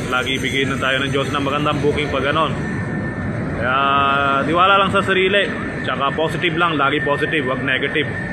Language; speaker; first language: Filipino; non-native, fluent; Hindi